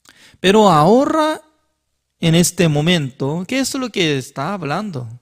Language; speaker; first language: Spanish; non-native, learner; Korean